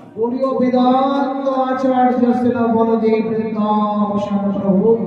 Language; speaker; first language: Hindi; non-native, local second language; Bangla